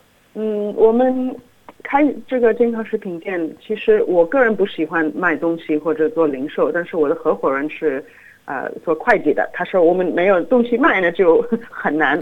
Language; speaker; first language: Chinese; non-native, fluent; English